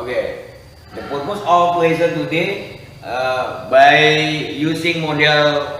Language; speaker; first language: English; non-native, learner; Indonesian